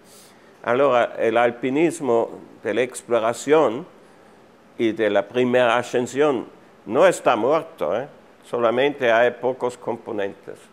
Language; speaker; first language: Spanish; non-native, fluent; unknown